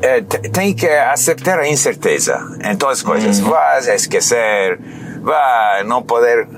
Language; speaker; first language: Portuguese; non-native, learner; English